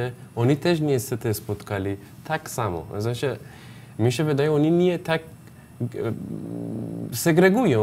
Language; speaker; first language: Polish; non-native, learner; Persian